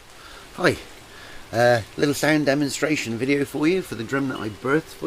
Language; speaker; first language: English; native; English